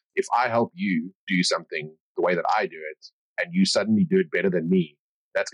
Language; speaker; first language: English; native; English